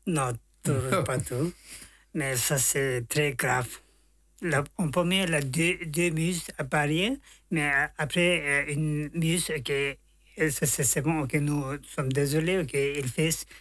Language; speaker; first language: French; non-native, learner; Tibetan